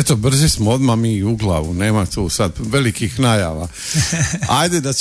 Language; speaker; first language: Croatian; native; Croatian